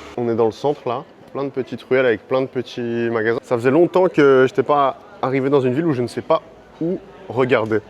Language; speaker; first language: French; native; French